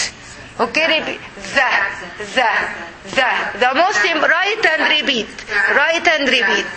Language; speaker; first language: English; non-native, fluent; Arabic